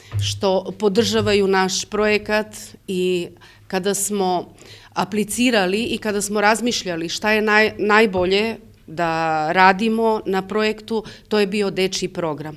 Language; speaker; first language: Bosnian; early bilingual, heritage; Serbian